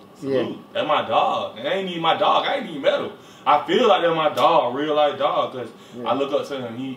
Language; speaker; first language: English; native; English